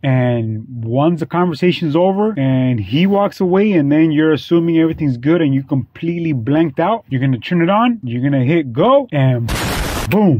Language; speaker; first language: English; early bilingual, other home language; Spanish